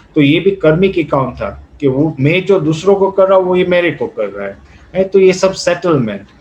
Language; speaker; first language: Hindi; non-native, fluent; Gujarati